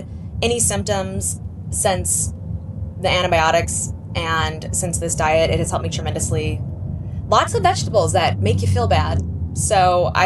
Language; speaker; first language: English; native; English